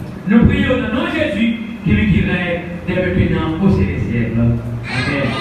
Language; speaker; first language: French; non-native, local second language; Haitian Creole